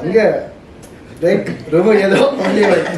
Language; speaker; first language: Kannada; early bilingual, heritage; Kannada